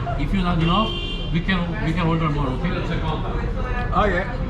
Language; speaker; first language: English; non-native, learner; Korean